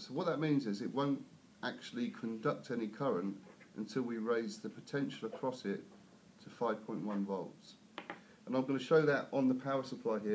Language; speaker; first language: English; native; English